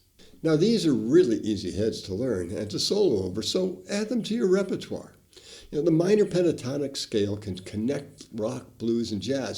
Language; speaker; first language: English; native; English